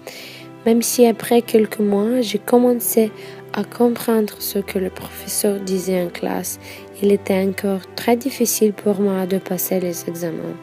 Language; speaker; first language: French; non-native, fluent; Russian